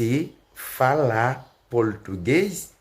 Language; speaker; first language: Portuguese; non-native, learner; Haitian Creole